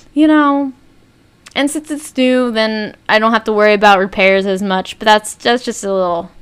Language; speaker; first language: English; native; English